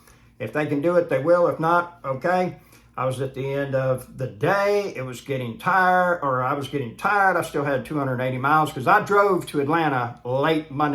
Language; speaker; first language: English; native; English